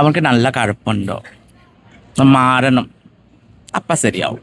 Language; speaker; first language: Malayalam; non-native, fluent; Assamese